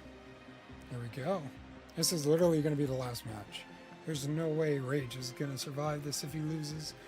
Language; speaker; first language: English; native; English